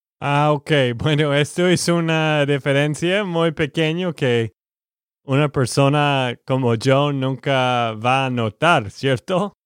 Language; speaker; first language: Spanish; non-native, learner; English